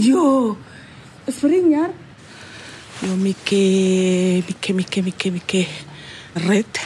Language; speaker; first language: Swedish; non-native, learner; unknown